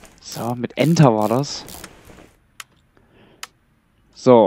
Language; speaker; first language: German; native; German